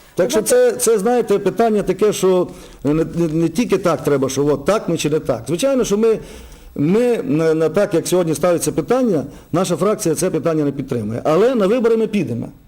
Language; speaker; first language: Ukrainian; native; Ukrainian